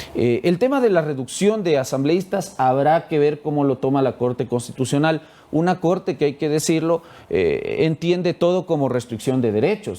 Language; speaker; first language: Spanish; native; Spanish